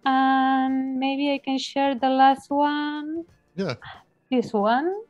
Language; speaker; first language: English; non-native, learner; Spanish